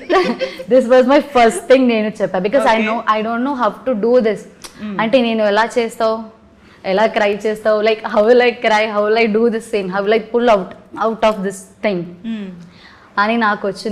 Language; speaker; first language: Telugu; non-native, learner; Malayalam